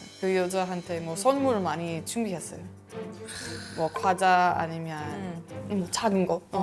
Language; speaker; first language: Korean; non-native, learner; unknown